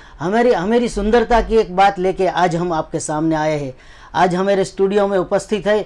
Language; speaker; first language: Hindi; non-native, local second language; Gujarati